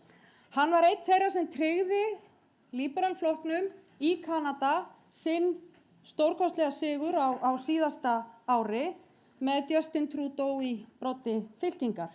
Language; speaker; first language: Icelandic; native; Icelandic